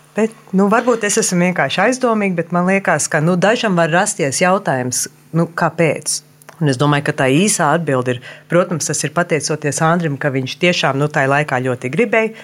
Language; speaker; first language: Latvian; early bilingual, heritage; Latvian